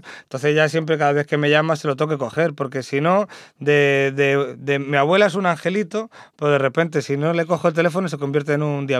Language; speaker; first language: Spanish; native; Spanish